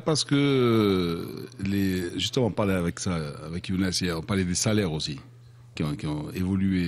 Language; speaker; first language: French; non-native, local second language; Arabic